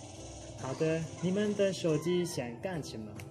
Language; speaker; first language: Chinese; non-native, learner; Lao